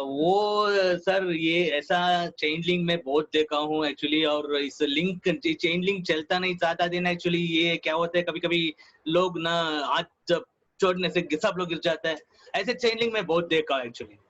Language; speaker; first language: Hindi; non-native, local second language; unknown